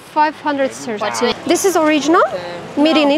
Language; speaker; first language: English; non-native, learner; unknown